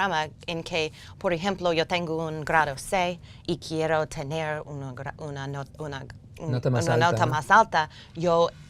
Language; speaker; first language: Spanish; non-native, learner; English